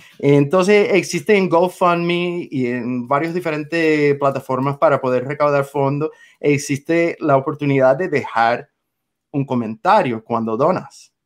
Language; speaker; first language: Spanish; non-native, fluent; English